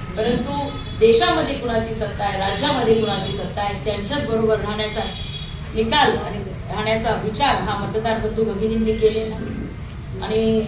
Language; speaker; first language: Marathi; native; Marathi